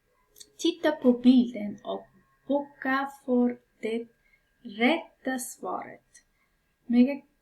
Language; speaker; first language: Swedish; non-native, fluent; Persian